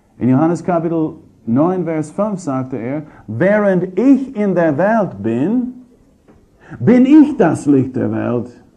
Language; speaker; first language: German; non-native, fluent; English